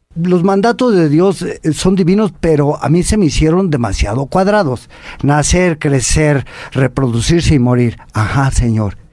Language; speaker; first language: Spanish; native; Spanish